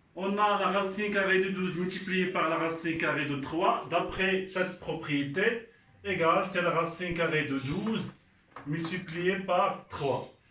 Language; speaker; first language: French; non-native, local second language; Arabic